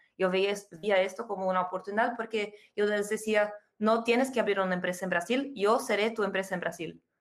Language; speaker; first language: Spanish; non-native, fluent; Portuguese